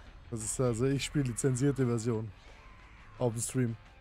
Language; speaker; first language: German; native; German